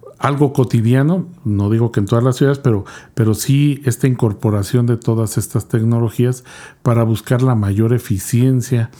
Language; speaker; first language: Spanish; native; Spanish